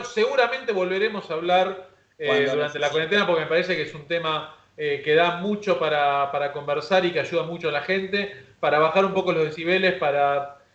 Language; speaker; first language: Spanish; native; Spanish